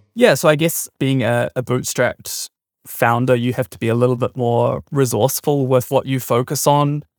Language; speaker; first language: English; native; English